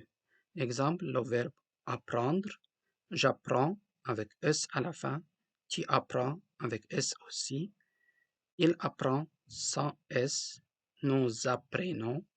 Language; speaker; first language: French; non-native, local second language; Arabic